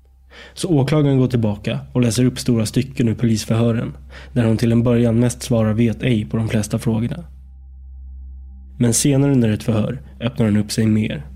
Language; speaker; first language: Swedish; native; Swedish